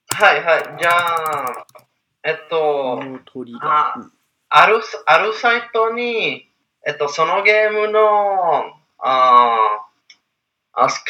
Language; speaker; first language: Japanese; non-native, learner; English